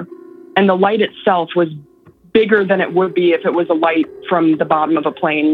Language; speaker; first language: English; native; English